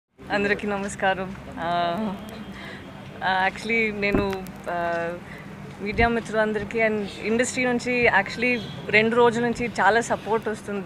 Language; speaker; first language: Telugu; non-native, fluent; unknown